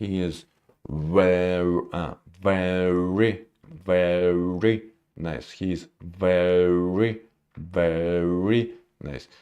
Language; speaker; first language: English; non-native, learner; Russian